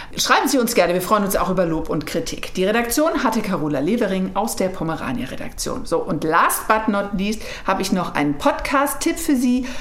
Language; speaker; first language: German; native; German